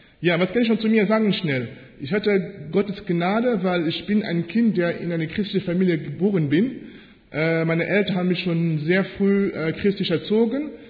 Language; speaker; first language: German; non-native, fluent; French